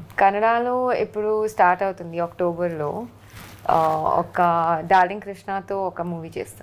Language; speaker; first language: Telugu; non-native, local second language; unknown